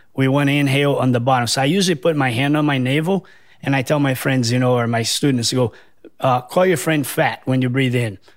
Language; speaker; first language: English; non-native, fluent; Portuguese